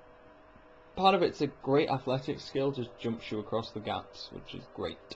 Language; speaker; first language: English; native; English